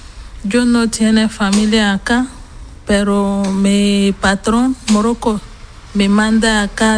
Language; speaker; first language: Spanish; non-native, learner; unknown